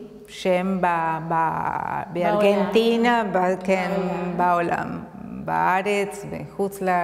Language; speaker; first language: Hebrew; non-native, fluent; Spanish